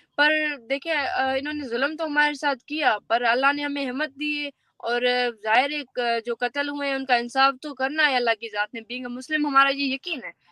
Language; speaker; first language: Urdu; non-native, local second language; Sindhi